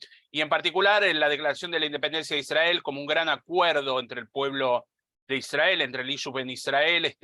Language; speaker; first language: Spanish; native; Spanish